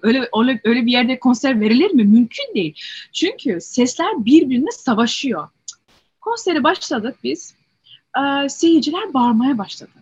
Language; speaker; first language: Turkish; early bilingual, heritage; Turkish